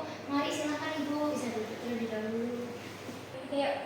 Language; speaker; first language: Indonesian; native; Indonesian